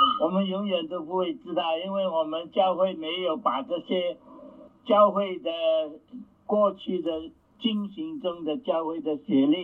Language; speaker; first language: Chinese; native; Chinese